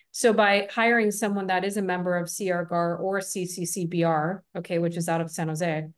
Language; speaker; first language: English; native; English